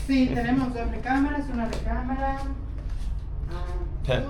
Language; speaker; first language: Spanish; native; Spanish